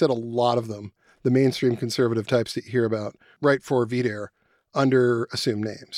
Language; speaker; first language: English; native; English